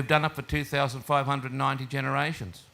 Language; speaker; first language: English; native; English